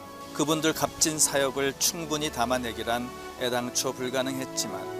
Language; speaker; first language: Korean; native; Korean